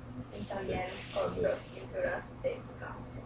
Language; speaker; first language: Spanish; non-native, learner; English